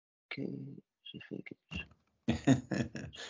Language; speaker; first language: French; non-native, learner; English